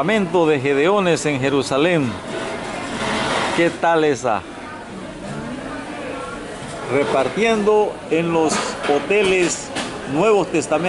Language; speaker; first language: Spanish; non-native, fluent; German